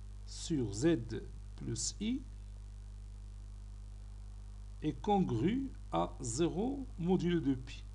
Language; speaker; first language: French; non-native, local second language; Arabic